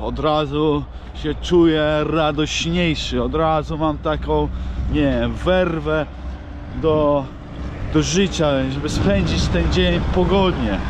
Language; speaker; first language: Polish; non-native, fluent; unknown